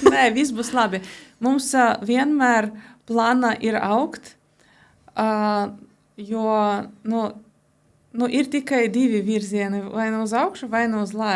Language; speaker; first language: Latvian; non-native, local second language; Russian